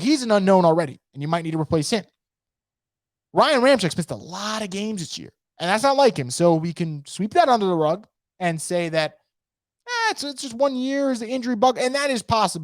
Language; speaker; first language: English; native; English